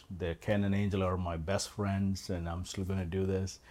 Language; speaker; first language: English; non-native, local second language; Malayalam